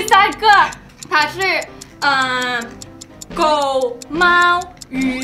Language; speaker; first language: Chinese; non-native, learner; Thai